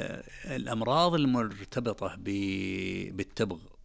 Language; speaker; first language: Arabic; native; Arabic